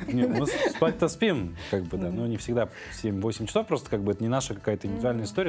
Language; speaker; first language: Russian; native; Russian